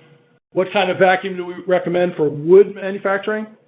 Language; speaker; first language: English; native; English